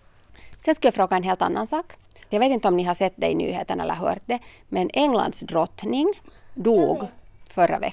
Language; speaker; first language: Swedish; native; Swedish